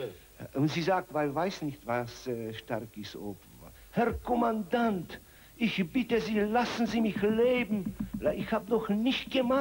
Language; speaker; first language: German; non-native, learner; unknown